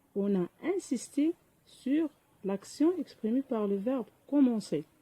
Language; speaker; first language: French; non-native, local second language; Arabic